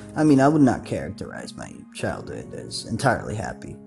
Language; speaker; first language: English; non-native, local second language; Nepali